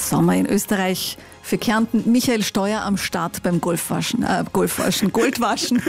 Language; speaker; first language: German; native; German